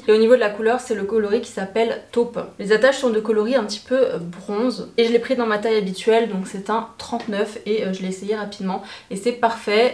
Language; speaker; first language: French; native; French